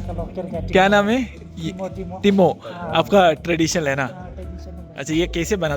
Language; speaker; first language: Hindi; non-native, local second language; Malayalam